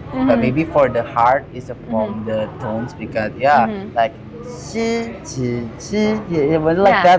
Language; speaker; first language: English; non-native, learner; Indonesian